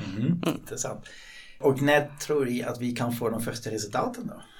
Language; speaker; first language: Swedish; non-native, fluent; Dutch